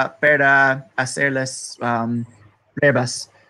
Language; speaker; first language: Spanish; non-native, learner; English